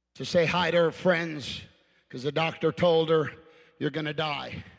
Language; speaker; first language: English; early bilingual, other home language; Spanish